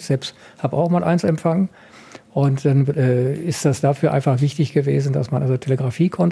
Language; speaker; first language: German; native; German